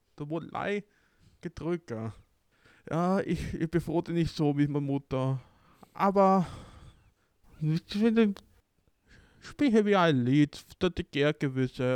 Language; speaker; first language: German; non-native, learner; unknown